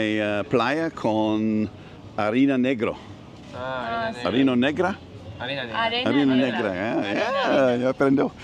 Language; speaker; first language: Spanish; non-native, learner; English